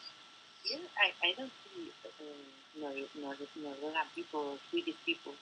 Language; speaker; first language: English; non-native, learner; Spanish